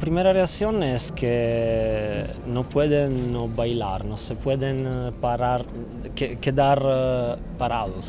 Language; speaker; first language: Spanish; non-native, learner; Italian